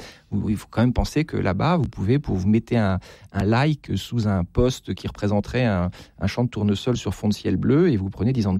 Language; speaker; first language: French; native; French